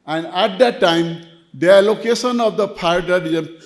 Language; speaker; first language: English; non-native, local second language; Nepali